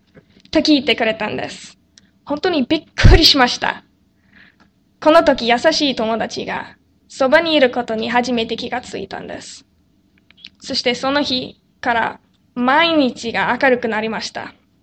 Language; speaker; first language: Japanese; non-native, learner; English